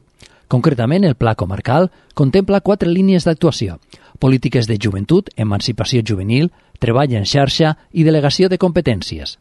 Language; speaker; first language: Catalan; native; Catalan